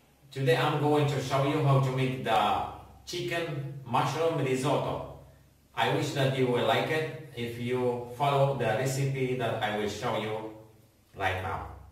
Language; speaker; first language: English; non-native, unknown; Arabic